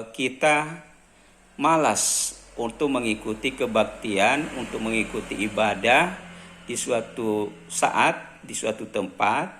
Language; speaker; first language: Indonesian; native; Indonesian